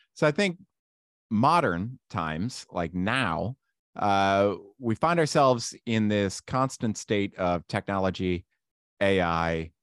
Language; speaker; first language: English; native; English